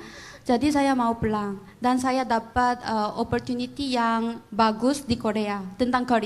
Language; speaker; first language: Indonesian; non-native, fluent; Korean